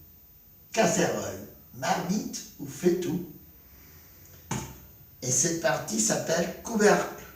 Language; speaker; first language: French; non-native, fluent; Spanish